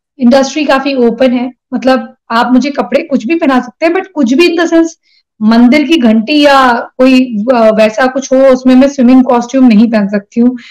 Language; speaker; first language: Hindi; native; Hindi